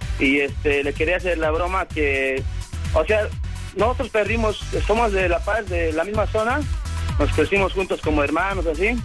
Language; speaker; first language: Spanish; native; Spanish